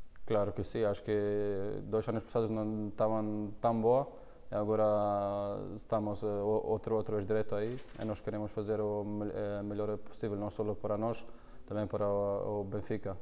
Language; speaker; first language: Portuguese; non-native, learner; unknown